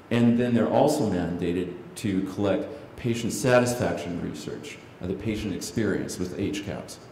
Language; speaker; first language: English; native; English